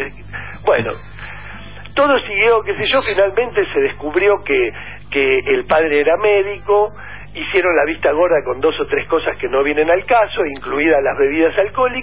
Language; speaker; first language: Spanish; native; Spanish